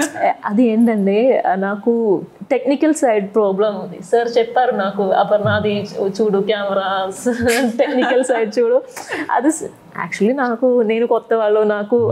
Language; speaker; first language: Telugu; non-native, fluent; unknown